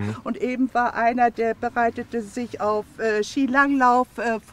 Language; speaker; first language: German; native; German